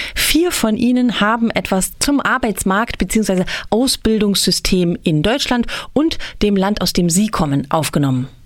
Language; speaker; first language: German; native; German